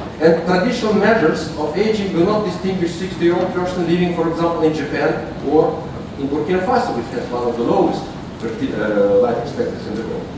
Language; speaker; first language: English; non-native, fluent; Russian